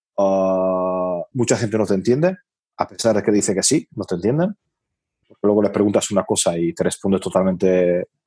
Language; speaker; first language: Spanish; non-native, fluent; Hungarian